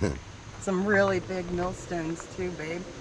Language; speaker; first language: English; native; English